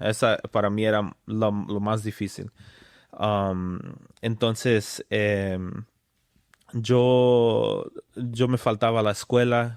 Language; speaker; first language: Spanish; early bilingual, other home language; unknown